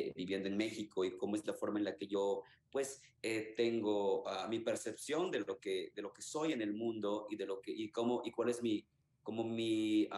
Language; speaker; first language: Spanish; native; Spanish